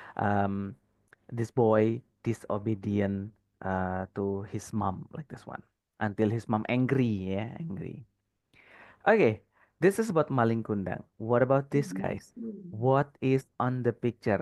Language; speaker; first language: English; non-native, fluent; Indonesian